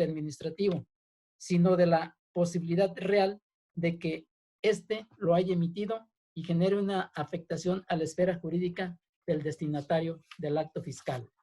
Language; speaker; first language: Spanish; native; Spanish